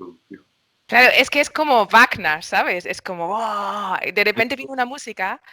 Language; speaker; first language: Spanish; non-native, fluent; German